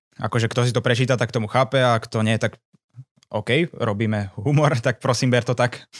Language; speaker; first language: Slovak; native; Slovak